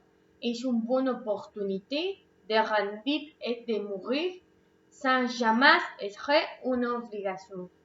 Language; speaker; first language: French; non-native, learner; Spanish